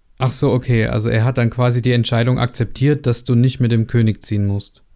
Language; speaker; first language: German; native; German